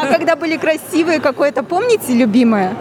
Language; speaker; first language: Russian; native; Russian